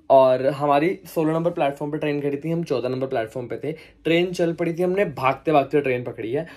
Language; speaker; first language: Hindi; non-native, local second language; Punjabi